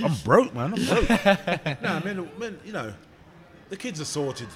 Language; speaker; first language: English; native; English